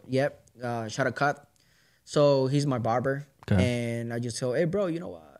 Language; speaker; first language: English; non-native, learner; Spanish